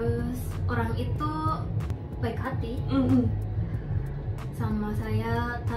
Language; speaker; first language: Indonesian; non-native, fluent; Japanese